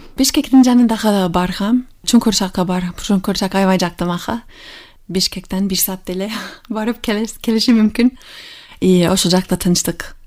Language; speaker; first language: Kyrgyz; non-native, fluent; English